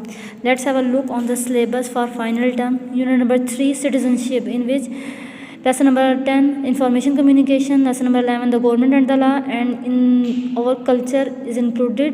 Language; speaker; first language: English; non-native, local second language; Urdu